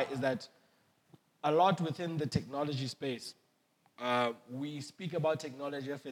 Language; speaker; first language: English; non-native, local second language; Southern Sotho